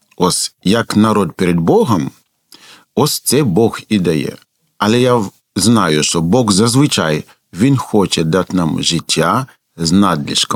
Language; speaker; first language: Ukrainian; non-native, fluent; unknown